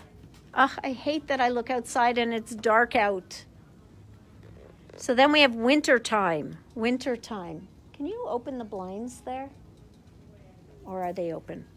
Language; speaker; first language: English; native; English